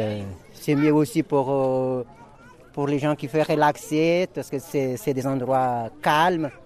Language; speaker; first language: French; non-native, local second language; Malagasy